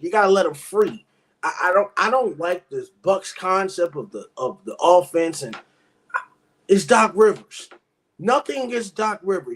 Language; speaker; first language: English; native; English